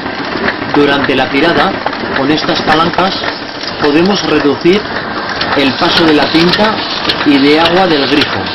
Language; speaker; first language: Spanish; native; Spanish